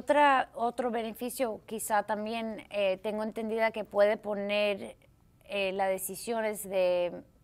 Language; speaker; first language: Spanish; early bilingual, heritage; Spanish